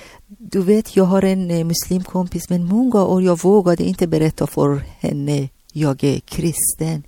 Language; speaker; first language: Swedish; non-native, learner; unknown